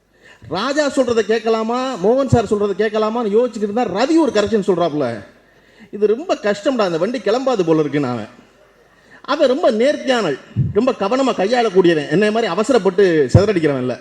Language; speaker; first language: Tamil; native; Tamil